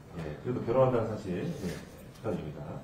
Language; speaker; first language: Korean; native; Korean